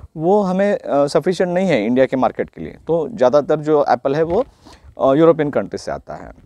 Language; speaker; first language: Hindi; non-native, local second language; Marathi